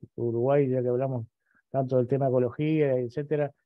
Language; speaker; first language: Spanish; native; Spanish